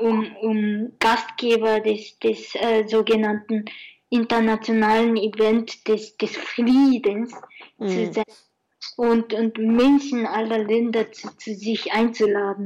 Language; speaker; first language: German; non-native, learner; Japanese